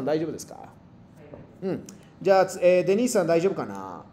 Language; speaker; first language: Japanese; non-native, fluent; Spanish